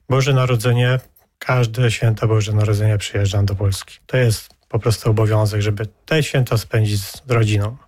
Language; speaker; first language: Polish; native; Polish